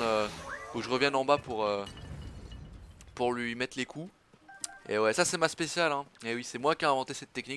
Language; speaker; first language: French; native; French